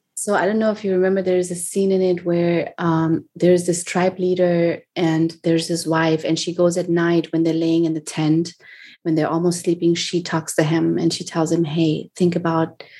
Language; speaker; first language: English; non-native, fluent; German